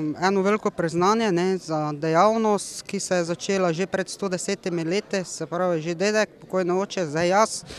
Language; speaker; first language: Slovenian; native; Slovenian